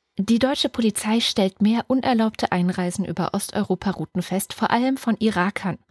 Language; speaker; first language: German; native; German